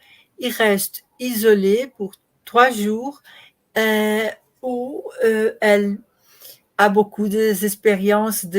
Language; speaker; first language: French; non-native, learner; Portuguese